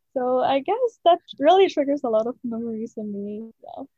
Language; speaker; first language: English; non-native, fluent; Chinese